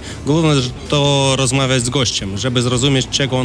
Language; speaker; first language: Polish; non-native, fluent; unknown